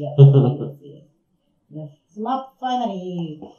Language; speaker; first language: English; non-native, learner; Japanese